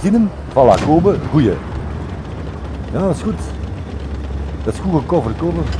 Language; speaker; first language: Dutch; native; Dutch